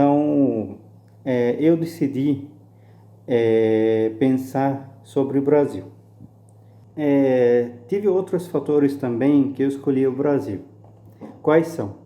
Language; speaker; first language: Portuguese; non-native, fluent; Arabic